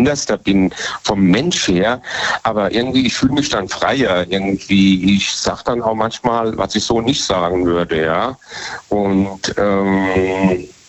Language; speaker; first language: German; native; German